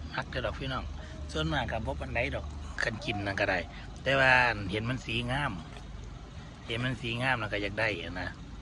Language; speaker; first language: Thai; native; Thai